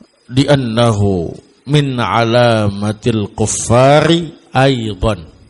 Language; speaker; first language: Arabic; non-native, fluent; Indonesian